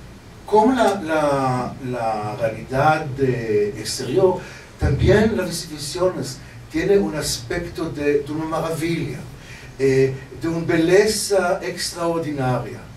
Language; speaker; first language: Spanish; non-native, learner; Hebrew